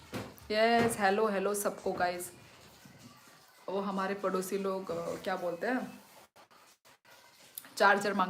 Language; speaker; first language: Hindi; non-native, local second language; Kok Borok